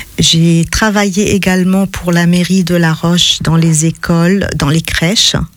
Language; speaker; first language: French; non-native, local second language; Arabic